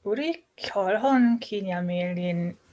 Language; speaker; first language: Korean; non-native, learner; English